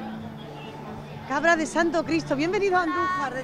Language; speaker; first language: Spanish; native; Spanish